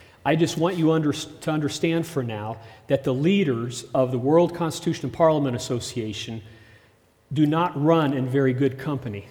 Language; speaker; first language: English; early bilingual, other home language; German